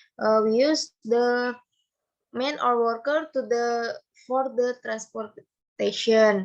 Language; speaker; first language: English; non-native, learner; Indonesian